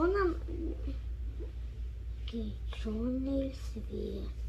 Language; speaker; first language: Russian; early bilingual, heritage; Russian